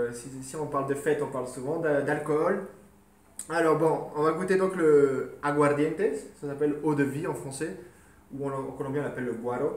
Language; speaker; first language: French; native; French